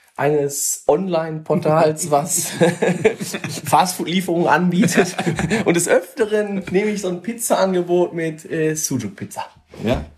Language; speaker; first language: German; native; German